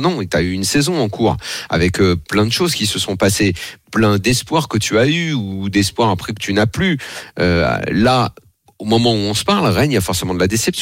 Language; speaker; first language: French; native; French